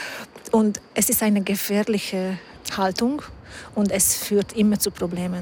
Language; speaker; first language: German; non-native, fluent; Hungarian